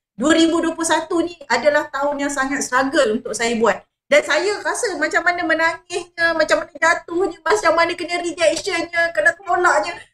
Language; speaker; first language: Malay; native; Malay